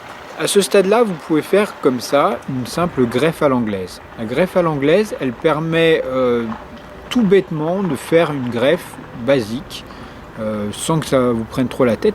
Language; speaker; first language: French; native; French